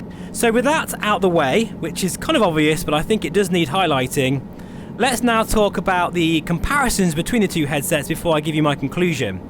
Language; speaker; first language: English; native; English